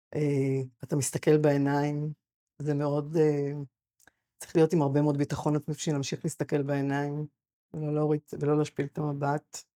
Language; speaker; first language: Hebrew; native; Hebrew